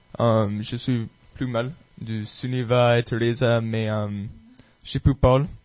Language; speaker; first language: French; non-native, learner; English